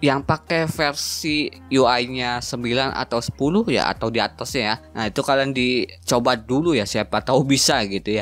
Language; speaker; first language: Indonesian; native; Indonesian